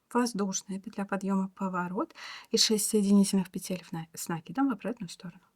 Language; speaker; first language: Russian; native; Russian